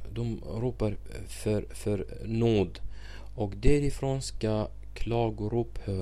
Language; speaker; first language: Swedish; non-native, fluent; Arabic